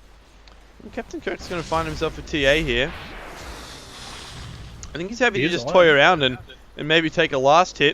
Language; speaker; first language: English; native; English